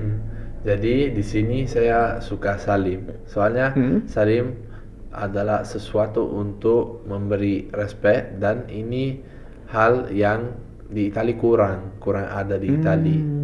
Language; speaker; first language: Indonesian; non-native, fluent; Italian